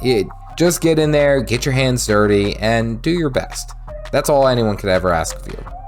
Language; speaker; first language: English; native; English